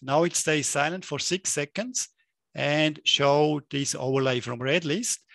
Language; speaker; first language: English; non-native, fluent; German